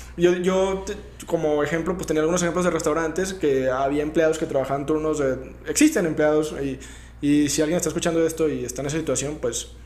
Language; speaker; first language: Spanish; native; Spanish